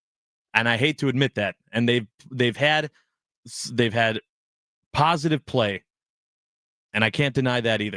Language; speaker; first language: English; native; English